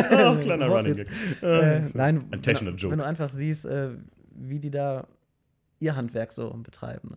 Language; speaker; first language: German; native; German